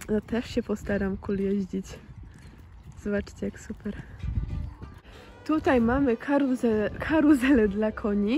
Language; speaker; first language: Polish; native; Polish